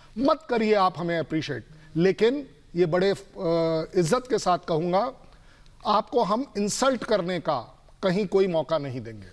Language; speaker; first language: Hindi; native; Hindi